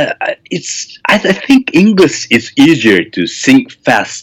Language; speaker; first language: English; non-native, fluent; Japanese